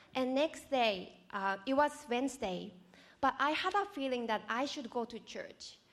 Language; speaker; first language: English; non-native, fluent; Japanese